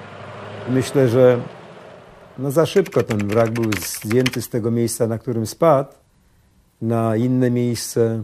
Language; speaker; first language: Polish; native; Polish